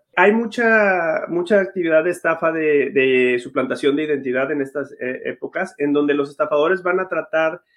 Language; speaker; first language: Spanish; native; Spanish